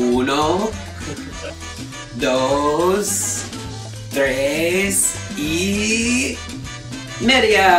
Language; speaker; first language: Spanish; non-native, learner; English